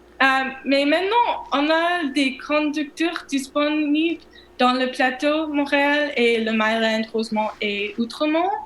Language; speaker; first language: French; non-native, learner; English